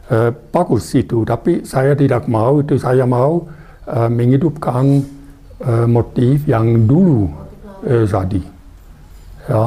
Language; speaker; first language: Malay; non-native, fluent; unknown